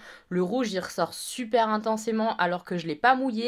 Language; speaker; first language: French; native; French